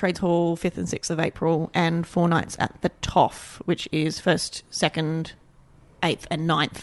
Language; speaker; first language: English; native; English